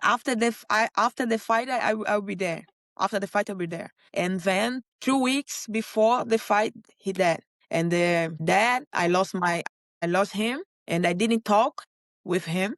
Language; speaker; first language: English; non-native, learner; Portuguese